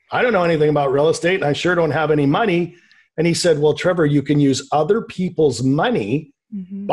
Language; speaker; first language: English; native; English